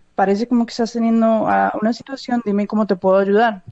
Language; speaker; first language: Spanish; native; Spanish